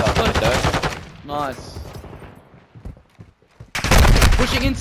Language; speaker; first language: English; native; English